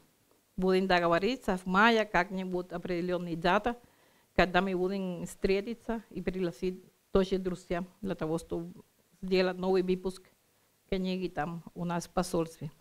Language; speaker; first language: Russian; non-native, learner; Spanish